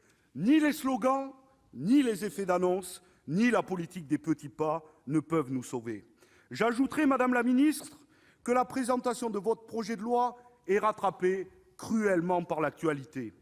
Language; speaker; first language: French; native; French